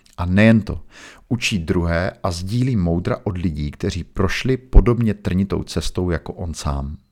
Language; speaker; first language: Czech; native; Czech